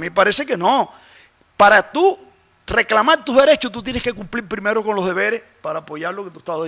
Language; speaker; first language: Spanish; native; Spanish